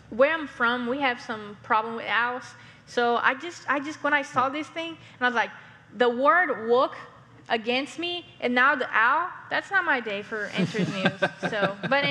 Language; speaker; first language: English; non-native, fluent; Portuguese